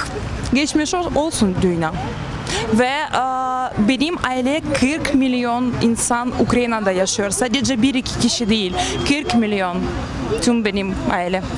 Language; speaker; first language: Turkish; non-native, learner; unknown